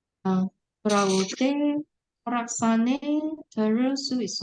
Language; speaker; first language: Korean; non-native, learner; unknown